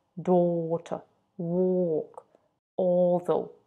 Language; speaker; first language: English; non-native, fluent; Russian